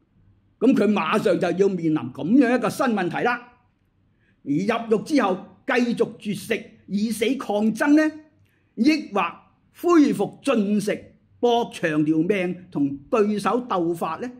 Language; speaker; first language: Chinese; native; Chinese